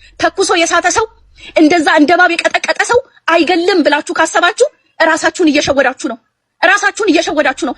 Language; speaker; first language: Amharic; non-native, local second language; Oromo